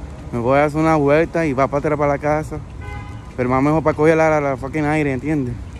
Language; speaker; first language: Spanish; early bilingual, heritage; Spanish